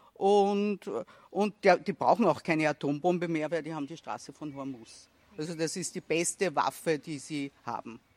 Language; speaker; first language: German; native; German